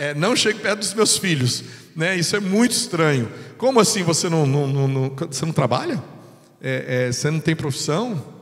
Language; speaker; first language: Portuguese; non-native, fluent; English